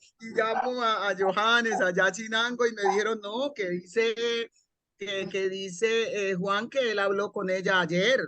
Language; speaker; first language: Spanish; native; Spanish